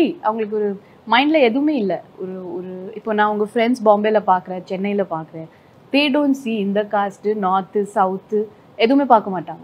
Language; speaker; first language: Tamil; non-native, fluent; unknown